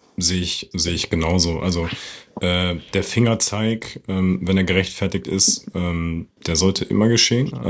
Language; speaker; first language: German; native; German